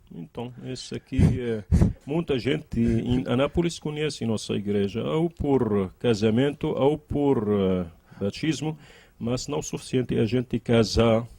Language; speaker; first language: Portuguese; non-native, learner; Arabic